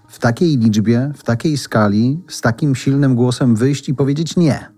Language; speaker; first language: Polish; native; Polish